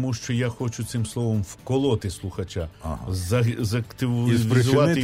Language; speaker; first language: Ukrainian; native; Ukrainian